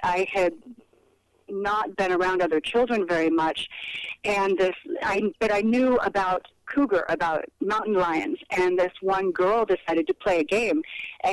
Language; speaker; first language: English; native; English